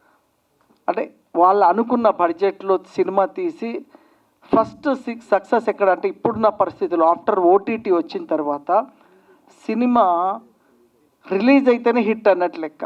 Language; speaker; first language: Telugu; native; Telugu